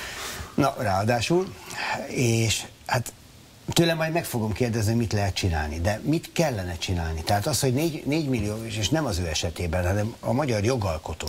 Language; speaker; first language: Hungarian; native; Hungarian